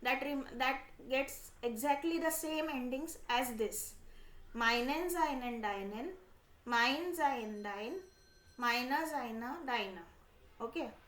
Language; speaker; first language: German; non-native, fluent; Hindi